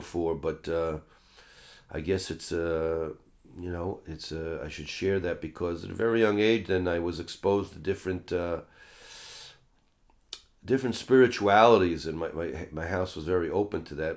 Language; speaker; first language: English; native; English